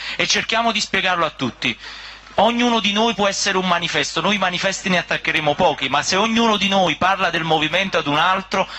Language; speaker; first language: Italian; native; Italian